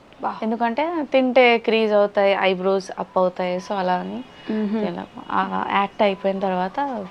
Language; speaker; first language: Telugu; non-native, learner; Bangla